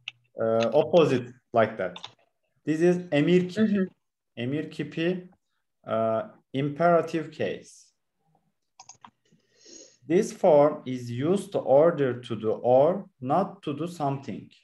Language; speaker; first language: English; non-native, learner; Turkish